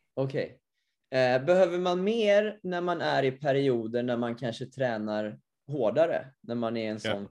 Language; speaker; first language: Swedish; native; Swedish